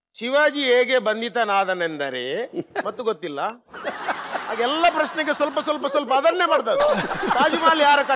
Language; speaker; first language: Kannada; non-native, local second language; Tulu